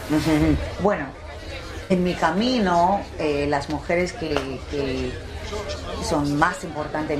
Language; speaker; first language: Spanish; early bilingual, heritage; English